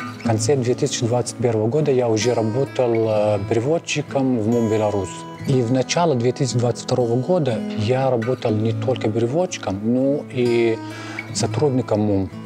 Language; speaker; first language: Russian; non-native, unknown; Arabic